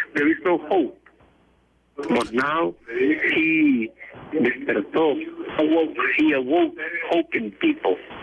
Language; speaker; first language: English; non-native, fluent; Spanish